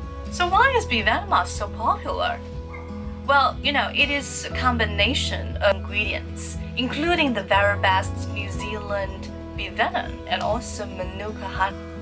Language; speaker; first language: English; non-native, fluent; Chinese